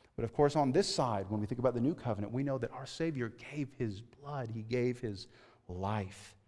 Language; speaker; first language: English; native; English